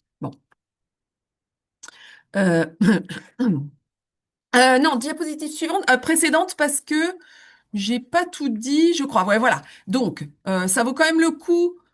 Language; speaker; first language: French; native; French